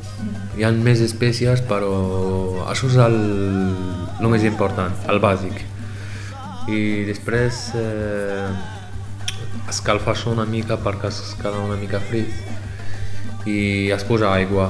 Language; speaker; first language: Catalan; non-native, learner; Arabic